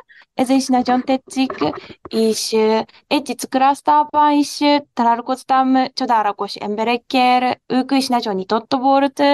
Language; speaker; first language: Hungarian; non-native, learner; Japanese